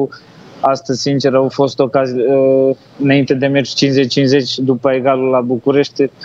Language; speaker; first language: Romanian; non-native, fluent; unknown